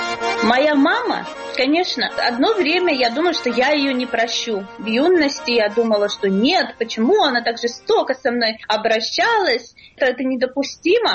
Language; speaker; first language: Russian; native; Russian